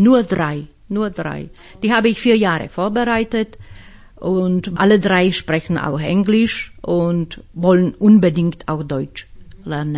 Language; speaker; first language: German; non-native, fluent; Slovak